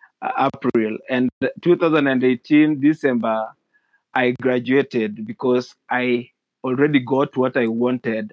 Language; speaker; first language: English; non-native, local second language; Luo (Kenya and Tanzania)